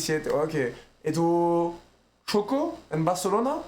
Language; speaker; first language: Spanish; non-native, learner; French